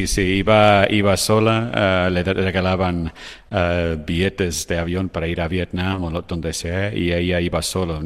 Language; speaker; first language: Spanish; non-native, fluent; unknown